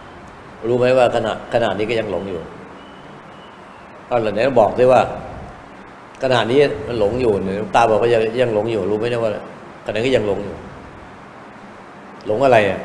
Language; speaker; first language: Thai; native; Thai